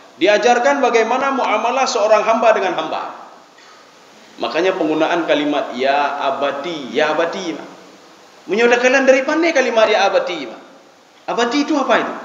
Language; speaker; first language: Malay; non-native, local second language; Achinese